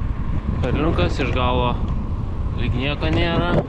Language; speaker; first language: Lithuanian; native; Lithuanian